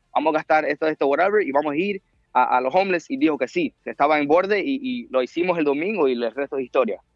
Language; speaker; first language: Spanish; early bilingual, heritage; Spanish